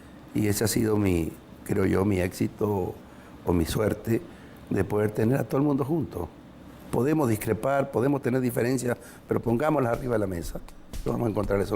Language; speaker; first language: Spanish; native; Spanish